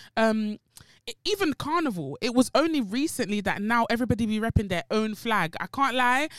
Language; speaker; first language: English; early bilingual, other home language; French